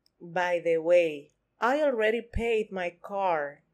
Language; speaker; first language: English; non-native, fluent; Spanish